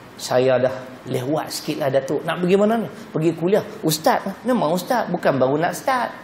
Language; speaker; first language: Malay; native; Malay